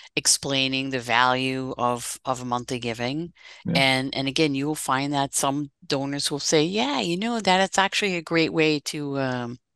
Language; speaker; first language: English; non-native, fluent; Dutch